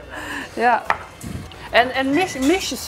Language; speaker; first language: Dutch; native; Dutch